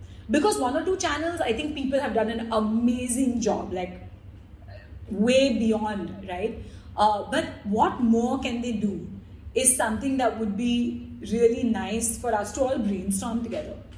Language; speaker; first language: English; early bilingual, other home language; Hindi